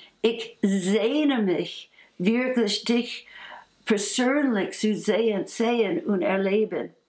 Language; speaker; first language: German; non-native, fluent; English